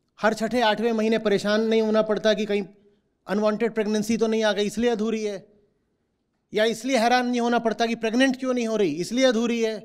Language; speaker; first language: Hindi; native; Hindi